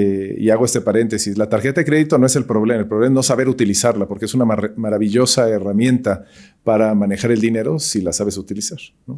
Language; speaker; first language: Spanish; native; Spanish